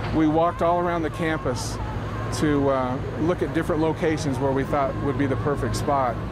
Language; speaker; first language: English; native; English